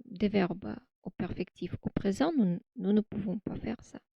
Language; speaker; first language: French; non-native, fluent; Russian